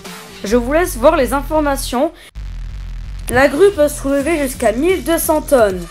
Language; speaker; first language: French; native; French